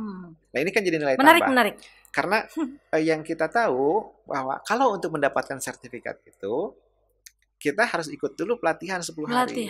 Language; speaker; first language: Indonesian; native; Indonesian